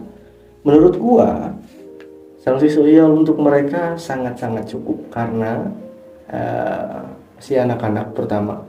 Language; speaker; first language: Indonesian; native; Indonesian